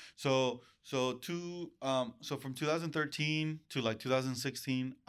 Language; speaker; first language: English; early bilingual, other home language; Spanish